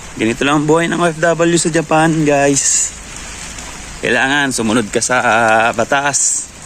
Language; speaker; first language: Filipino; native; Filipino